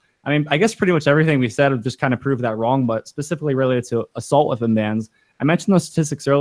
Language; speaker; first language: English; native; English